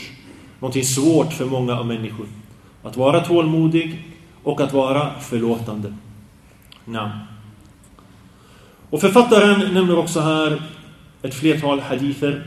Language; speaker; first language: Swedish; early bilingual, other home language; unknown